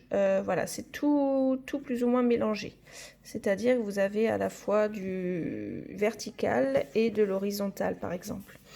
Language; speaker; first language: French; native; French